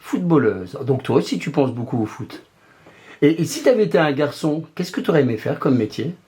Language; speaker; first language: French; native; French